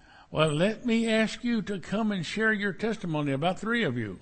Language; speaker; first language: English; native; English